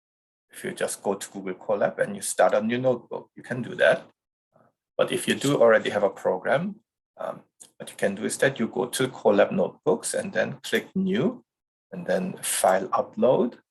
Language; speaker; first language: English; non-native, fluent; Korean